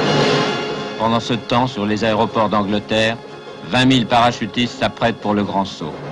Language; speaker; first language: French; native; French